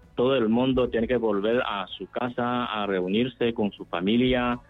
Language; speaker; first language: Spanish; non-native, fluent; Chinese